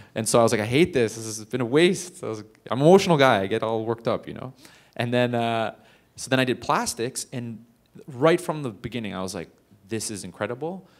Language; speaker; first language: English; native; English